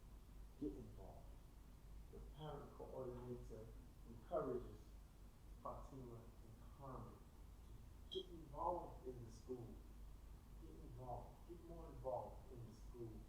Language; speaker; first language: English; non-native, fluent; Thai